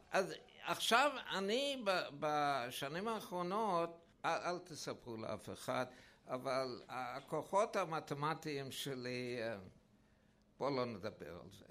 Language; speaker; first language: Hebrew; non-native, fluent; English